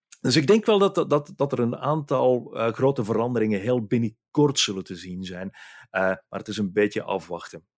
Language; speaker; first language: Dutch; native; Dutch